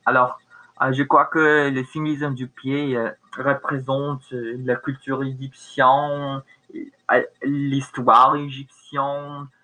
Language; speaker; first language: French; non-native, learner; English